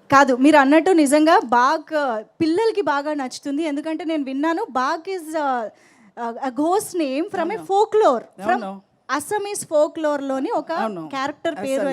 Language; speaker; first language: Telugu; native; Telugu